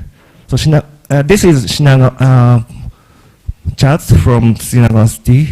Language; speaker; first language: English; non-native, learner; Japanese